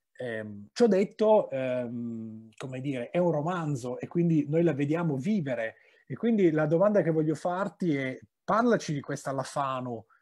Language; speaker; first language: Italian; native; Italian